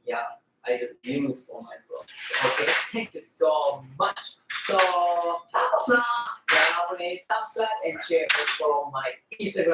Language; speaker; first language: English; non-native, learner; Filipino